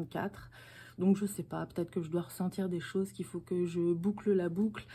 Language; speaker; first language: French; native; French